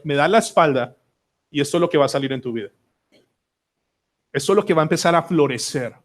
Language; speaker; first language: Spanish; native; Spanish